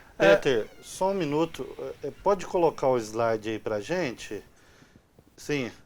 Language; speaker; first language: Portuguese; native; Portuguese